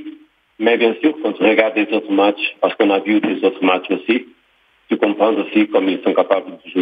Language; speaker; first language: French; non-native, fluent; Portuguese